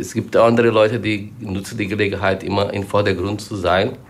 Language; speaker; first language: German; non-native, fluent; Portuguese